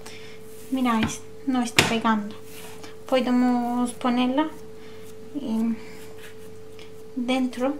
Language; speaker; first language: Spanish; non-native, learner; Turkish